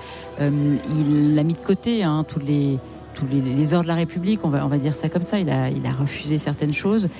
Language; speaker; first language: French; native; French